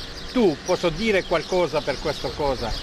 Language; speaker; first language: Italian; non-native, learner; Albanian